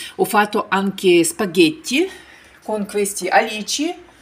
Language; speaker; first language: Italian; non-native, fluent; Ukrainian